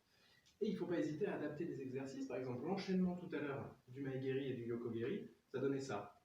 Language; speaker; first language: French; native; French